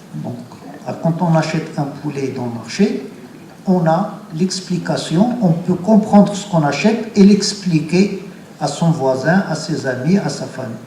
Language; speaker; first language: French; non-native, local second language; Arabic